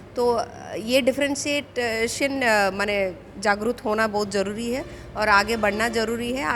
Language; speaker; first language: Hindi; non-native, local second language; Telugu